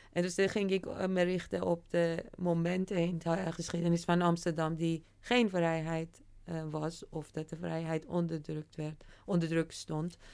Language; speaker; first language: Dutch; non-native, fluent; Persian